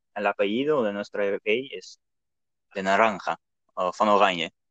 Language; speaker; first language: Spanish; non-native, fluent; Dutch